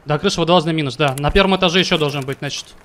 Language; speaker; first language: Russian; native; Russian